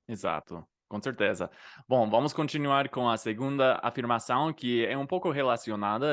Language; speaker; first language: Portuguese; non-native, fluent; English